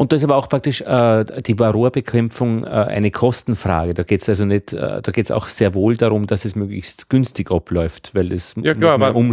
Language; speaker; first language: German; native; German